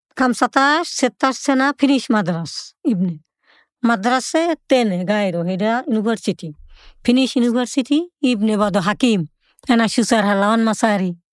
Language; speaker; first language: Arabic; non-native, learner; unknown